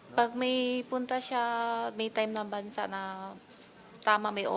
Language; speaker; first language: Filipino; non-native, learner; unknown